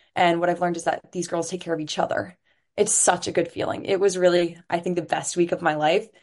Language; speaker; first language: English; native; English